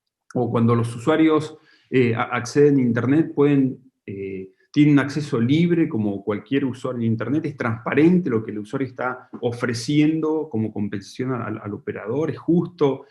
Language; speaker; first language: Spanish; native; Spanish